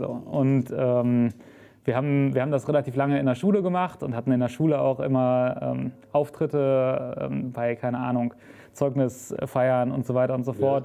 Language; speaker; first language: German; native; German